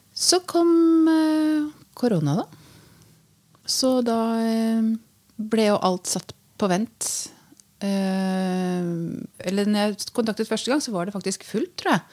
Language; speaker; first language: Norwegian; native; Norwegian